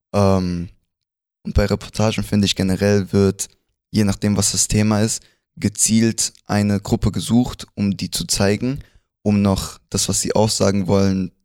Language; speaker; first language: German; early bilingual, other home language; Spanish